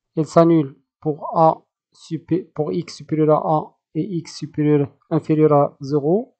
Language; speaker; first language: French; non-native, local second language; Arabic